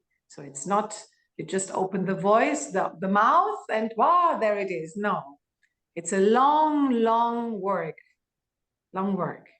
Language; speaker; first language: English; non-native, fluent; Greek